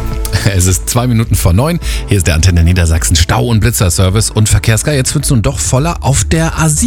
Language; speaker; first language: German; native; German